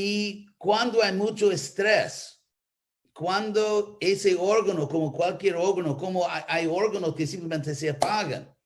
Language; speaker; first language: Spanish; non-native, fluent; English